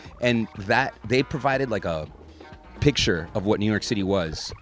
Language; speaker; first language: English; native; English